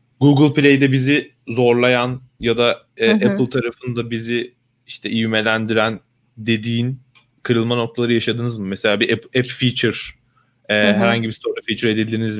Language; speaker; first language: Turkish; native; Turkish